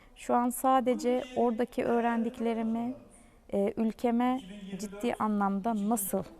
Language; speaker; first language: Turkish; native; Turkish